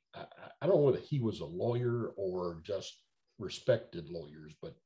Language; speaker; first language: English; native; English